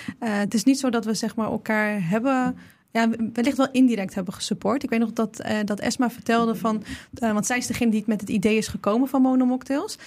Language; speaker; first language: Dutch; early bilingual, other home language; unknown